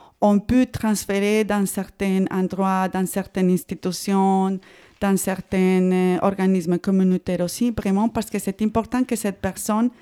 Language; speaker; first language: French; non-native, fluent; Spanish